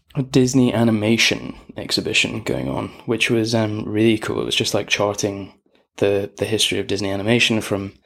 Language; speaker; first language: English; native; English